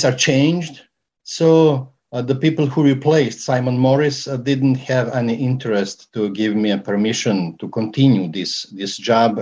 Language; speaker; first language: English; non-native, fluent; Serbian